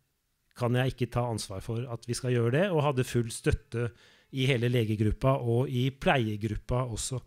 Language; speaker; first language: Norwegian; native; Norwegian